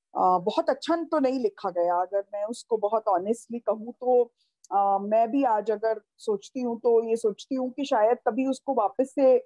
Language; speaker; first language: Hindi; native; Hindi